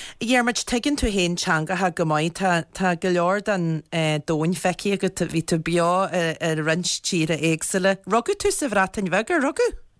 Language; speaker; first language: Irish; native; Irish